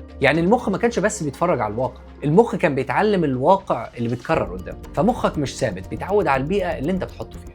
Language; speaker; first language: Arabic; native; Arabic